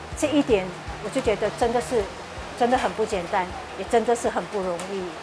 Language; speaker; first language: Chinese; non-native, fluent; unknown